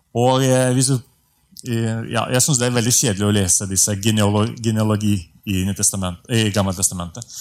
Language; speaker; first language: Norwegian; non-native, fluent; Russian